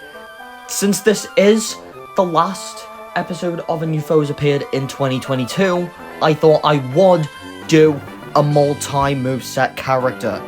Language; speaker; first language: English; native; English